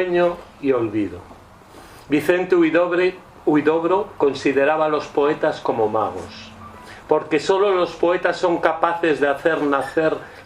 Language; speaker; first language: Spanish; native; Spanish